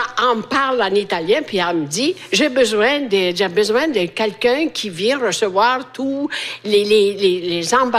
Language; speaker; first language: French; non-native, fluent; Italian